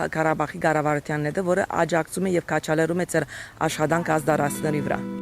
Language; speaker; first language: Armenian; early bilingual, heritage; Armenian